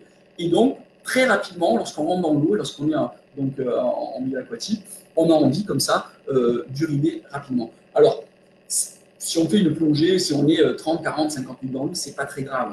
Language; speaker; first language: French; native; French